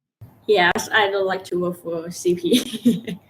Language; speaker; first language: English; non-native, learner; Thai